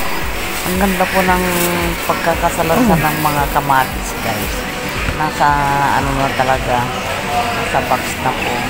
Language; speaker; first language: Filipino; native; Filipino